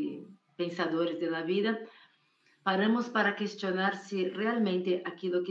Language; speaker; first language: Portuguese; non-native, fluent; Spanish